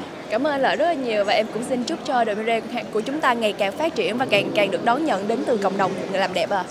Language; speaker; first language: Vietnamese; native; Vietnamese